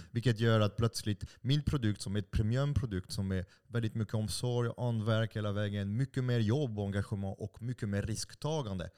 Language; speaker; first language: Swedish; non-native, fluent; French